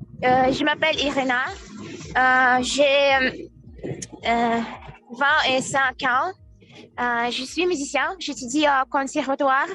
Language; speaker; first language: French; non-native, learner; Russian